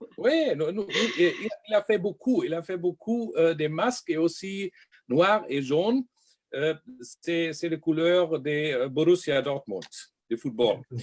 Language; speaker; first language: French; non-native, learner; German